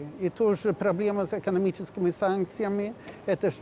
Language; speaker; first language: Russian; non-native, fluent; Swedish